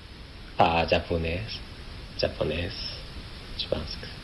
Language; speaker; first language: French; non-native, learner; Japanese